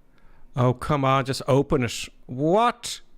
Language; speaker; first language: English; native; English